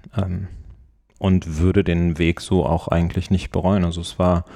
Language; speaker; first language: German; native; German